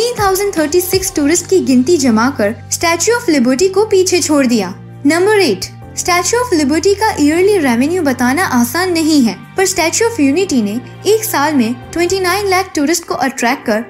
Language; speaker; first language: Hindi; native; Hindi